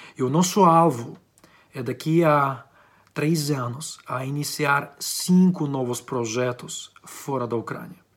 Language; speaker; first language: Portuguese; non-native, fluent; Ukrainian